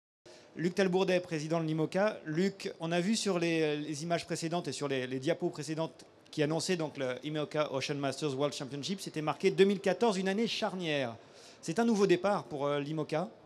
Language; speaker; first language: French; native; French